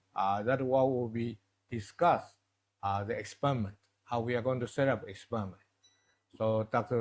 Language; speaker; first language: English; non-native, fluent; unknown